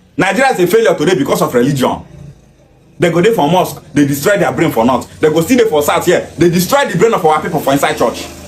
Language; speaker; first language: Nigerian Pidgin; non-native, local second language; Igbo